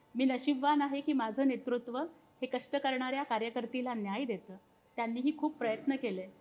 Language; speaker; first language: Marathi; non-native, local second language; Telugu